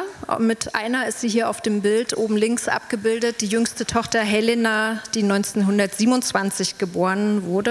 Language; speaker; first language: German; native; German